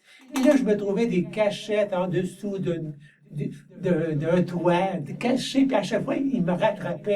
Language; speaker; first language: French; native; French